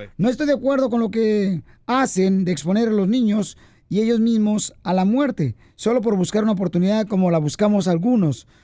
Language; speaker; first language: Spanish; native; Spanish